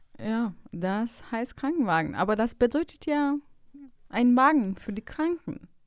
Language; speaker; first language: German; native; German